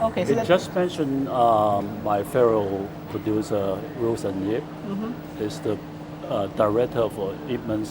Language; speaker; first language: English; non-native, fluent; Cantonese